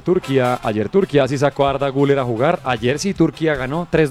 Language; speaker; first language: Spanish; native; Spanish